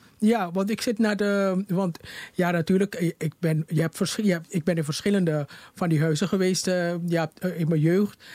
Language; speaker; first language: Dutch; native; Dutch